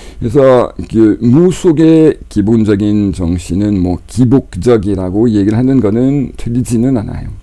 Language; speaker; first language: Korean; non-native, fluent; French